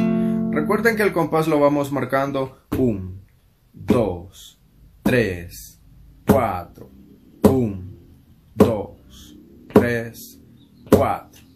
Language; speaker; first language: Spanish; native; Spanish